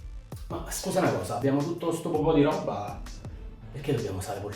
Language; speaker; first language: Italian; native; Italian